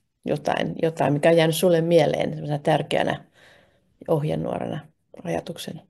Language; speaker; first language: Finnish; native; Finnish